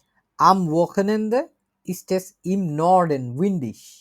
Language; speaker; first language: German; non-native, learner; Bangla